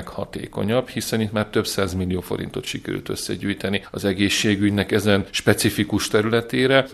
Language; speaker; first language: Hungarian; native; Hungarian